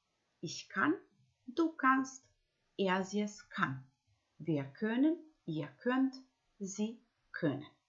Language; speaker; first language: German; non-native, fluent; Macedonian